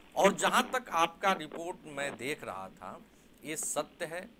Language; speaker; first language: Hindi; native; Hindi